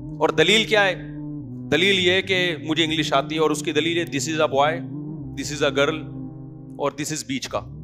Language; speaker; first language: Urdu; native; Urdu